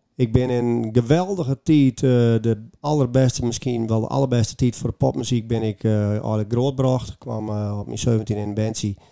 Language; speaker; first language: Dutch; native; Dutch